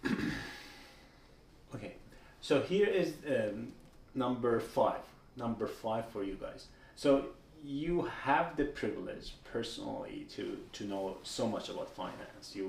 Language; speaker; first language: English; non-native, fluent; Persian